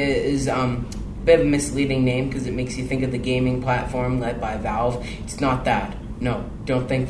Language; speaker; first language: English; native; English